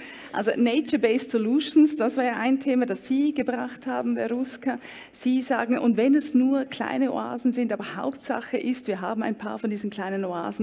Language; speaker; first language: German; native; German